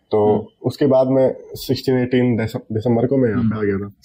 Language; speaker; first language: Hindi; native; Hindi